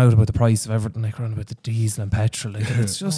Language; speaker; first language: English; native; English